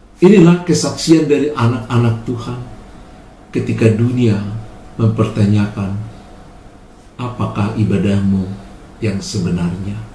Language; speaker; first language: Indonesian; native; Indonesian